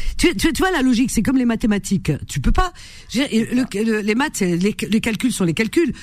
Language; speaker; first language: French; native; French